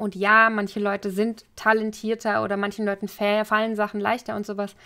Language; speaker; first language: German; native; German